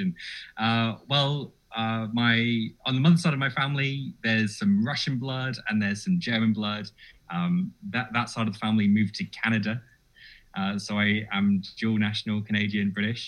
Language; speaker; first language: English; native; English